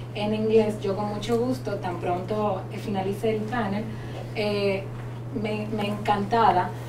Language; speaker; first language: Spanish; native; Spanish